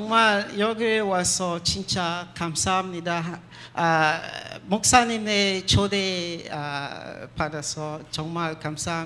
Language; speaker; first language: Korean; non-native, learner; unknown